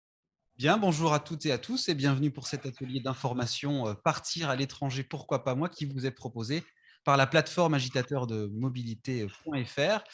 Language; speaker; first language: French; native; French